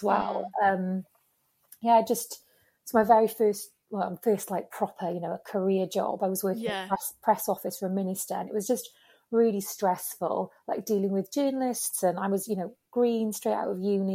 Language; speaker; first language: English; native; English